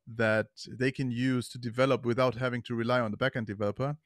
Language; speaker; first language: English; non-native, fluent; German